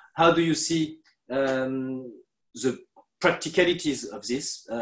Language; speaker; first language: English; non-native, fluent; French